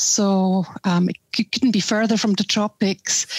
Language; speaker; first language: English; non-native, fluent; German